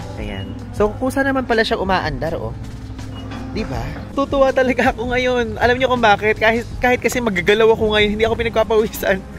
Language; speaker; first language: Filipino; native; Filipino